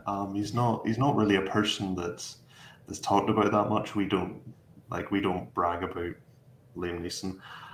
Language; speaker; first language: English; native; English